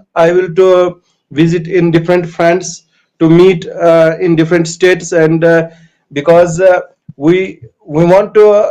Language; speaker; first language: English; non-native, local second language; Kashmiri